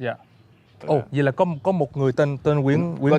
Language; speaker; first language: Vietnamese; early bilingual, heritage; Vietnamese